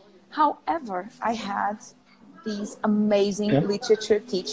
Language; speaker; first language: English; non-native, fluent; Portuguese